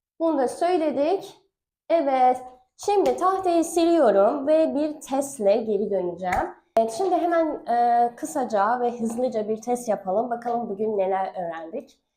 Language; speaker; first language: Turkish; non-native, fluent; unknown